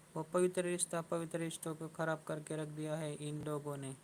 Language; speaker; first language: Hindi; non-native, local second language; Marathi